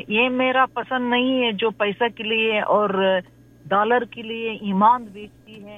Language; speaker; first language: Hindi; non-native, learner; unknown